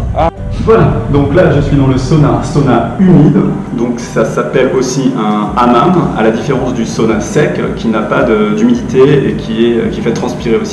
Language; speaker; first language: French; native; French